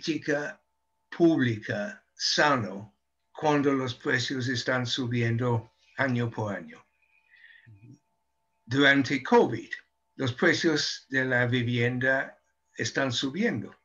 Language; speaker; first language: Spanish; non-native, fluent; English